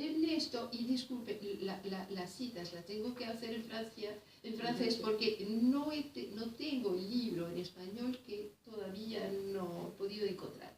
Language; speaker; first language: Spanish; non-native, fluent; French